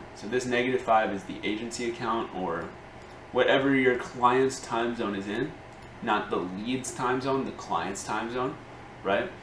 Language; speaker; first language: English; native; English